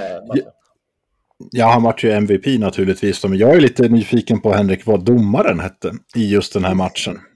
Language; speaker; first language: Swedish; native; Swedish